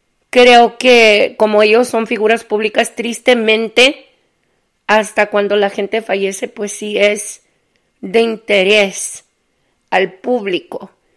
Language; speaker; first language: Spanish; early bilingual, heritage; Spanish